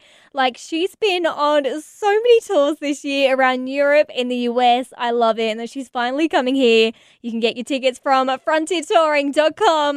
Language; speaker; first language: English; native; English